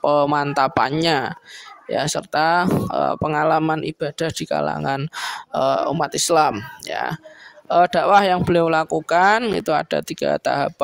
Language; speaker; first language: Indonesian; native; Indonesian